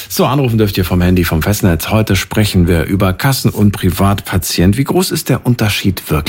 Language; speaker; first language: German; native; German